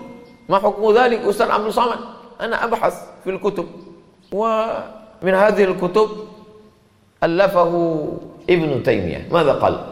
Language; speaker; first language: Arabic; non-native, fluent; Indonesian